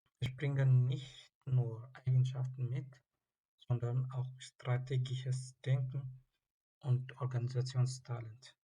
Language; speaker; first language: German; non-native, learner; Tigrinya